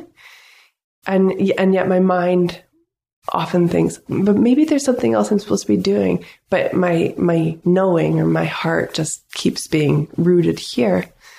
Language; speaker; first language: English; native; English